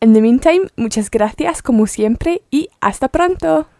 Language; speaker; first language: Spanish; non-native, learner; English